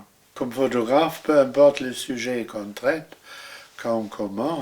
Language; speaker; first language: French; non-native, fluent; German